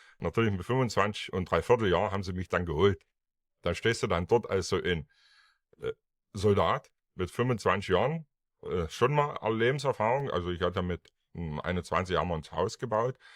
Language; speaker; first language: German; non-native, local second language; Upper Sorbian